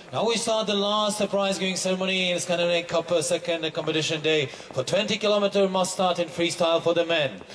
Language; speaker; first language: English; non-native, fluent; Latvian